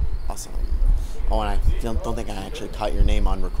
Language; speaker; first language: English; native; English